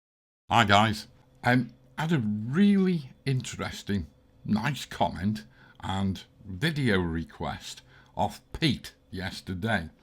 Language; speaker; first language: English; native; English